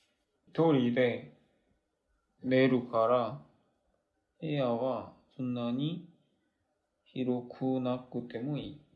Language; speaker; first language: Japanese; non-native, learner; Korean